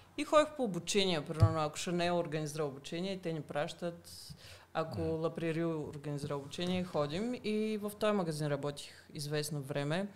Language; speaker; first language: Bulgarian; early bilingual, heritage; Bulgarian